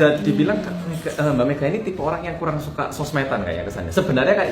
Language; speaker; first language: Indonesian; native; Indonesian